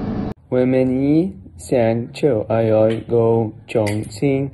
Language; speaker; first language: Chinese; non-native, learner; Malay